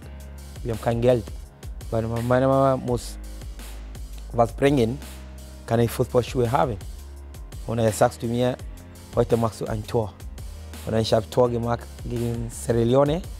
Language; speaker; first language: German; non-native, fluent; Akan